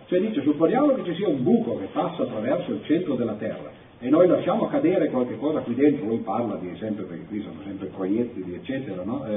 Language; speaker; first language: Italian; native; Italian